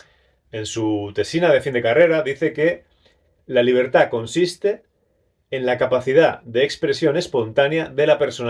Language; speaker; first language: Spanish; native; Spanish